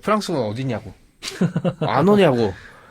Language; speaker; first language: Korean; native; Korean